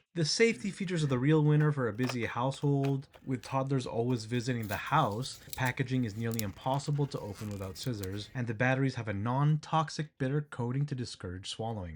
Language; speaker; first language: English; native; English